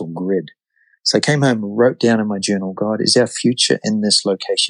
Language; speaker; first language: English; native; English